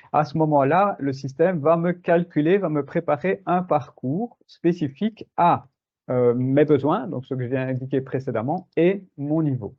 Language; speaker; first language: French; native; French